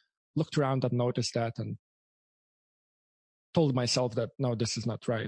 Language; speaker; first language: English; non-native, fluent; Lithuanian